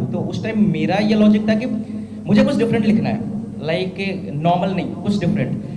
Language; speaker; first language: Hindi; native; Hindi